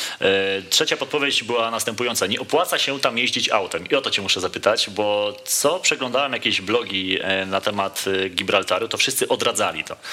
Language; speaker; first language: Polish; native; Polish